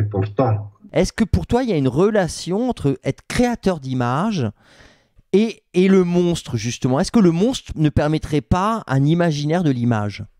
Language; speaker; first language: French; native; French